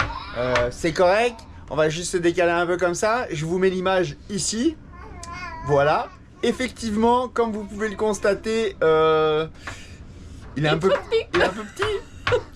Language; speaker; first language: French; native; French